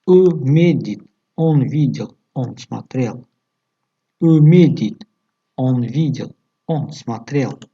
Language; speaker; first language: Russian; non-native, local second language; Tajik